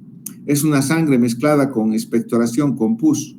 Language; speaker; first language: Spanish; native; Spanish